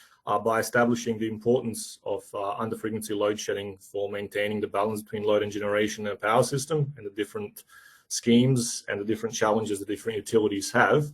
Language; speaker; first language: English; native; English